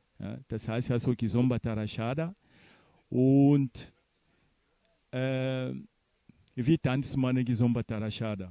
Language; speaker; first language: German; non-native, fluent; Portuguese